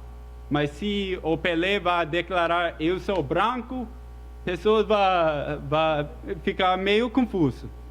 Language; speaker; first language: Portuguese; non-native, fluent; English